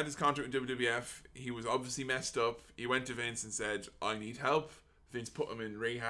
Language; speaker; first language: English; native; English